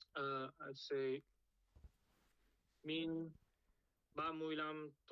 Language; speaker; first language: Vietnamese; non-native, learner; English